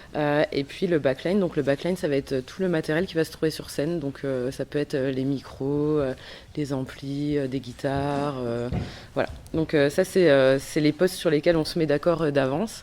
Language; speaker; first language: French; native; French